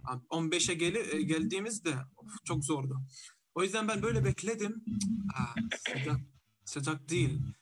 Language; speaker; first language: Turkish; non-native, fluent; Arabic